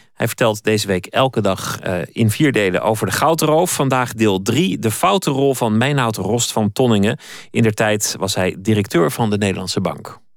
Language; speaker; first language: Dutch; native; Dutch